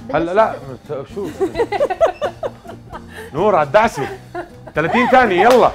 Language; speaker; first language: Arabic; native; Arabic